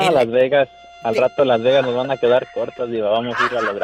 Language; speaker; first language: Spanish; native; Spanish